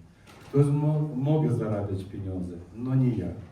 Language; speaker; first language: Polish; non-native, learner; Russian